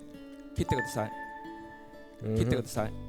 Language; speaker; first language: Japanese; non-native, fluent; Korean